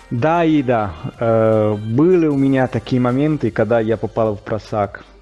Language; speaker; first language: Russian; non-native, fluent; Italian